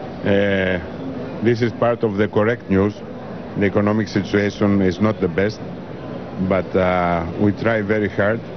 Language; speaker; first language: English; non-native, fluent; Greek